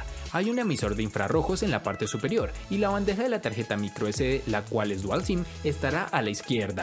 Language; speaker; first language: Spanish; native; Spanish